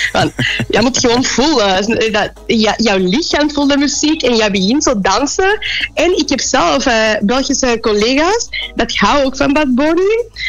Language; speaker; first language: Dutch; non-native, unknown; Spanish